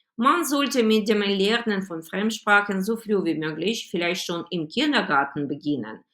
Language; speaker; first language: German; non-native, fluent; Ukrainian